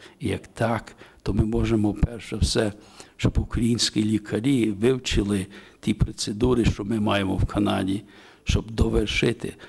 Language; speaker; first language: Ukrainian; early bilingual, heritage; Ukrainian